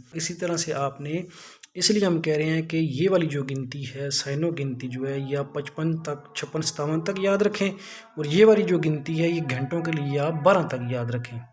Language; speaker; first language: Urdu; non-native, local second language; Punjabi